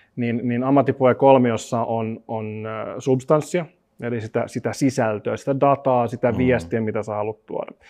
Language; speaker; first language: Finnish; non-native, local second language; Swedish